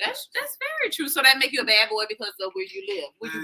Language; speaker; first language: English; native; English